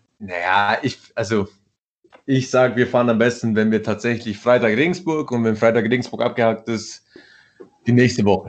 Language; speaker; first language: German; early bilingual, other home language; Italian